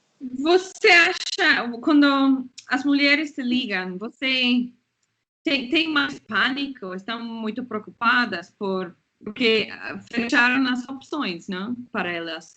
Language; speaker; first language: Portuguese; non-native, fluent; English